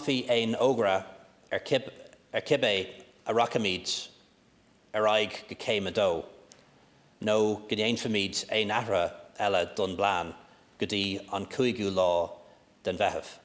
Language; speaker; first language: Irish; non-native, local second language; English